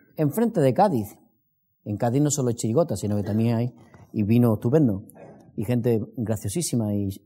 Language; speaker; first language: Spanish; native; Spanish